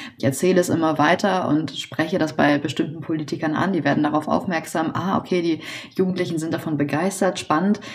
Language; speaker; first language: German; native; German